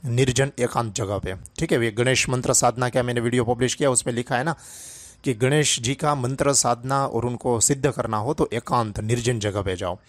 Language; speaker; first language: Hindi; non-native, local second language; Gujarati